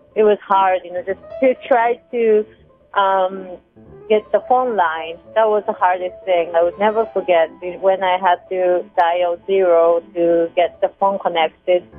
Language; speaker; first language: English; non-native, fluent; Japanese